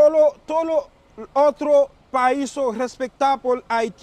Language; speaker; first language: Spanish; non-native, learner; Haitian Creole